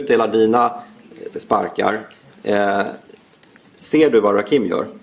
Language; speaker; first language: Swedish; native; Swedish